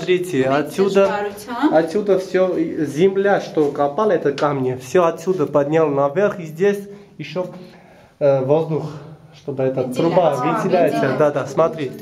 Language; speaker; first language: Russian; non-native, local second language; Armenian